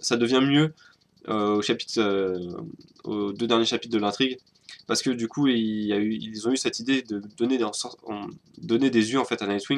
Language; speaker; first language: French; native; French